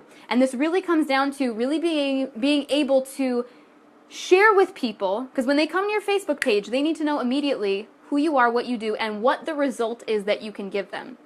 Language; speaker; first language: English; native; English